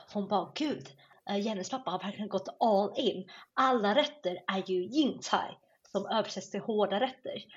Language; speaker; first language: Swedish; early bilingual, other home language; Chinese